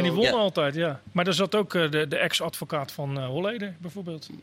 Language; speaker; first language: Dutch; native; Dutch